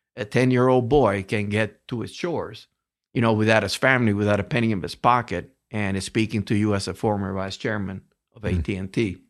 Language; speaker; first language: English; early bilingual, other home language; Spanish